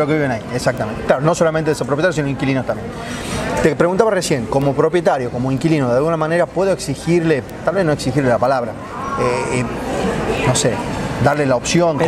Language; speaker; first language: Spanish; native; Spanish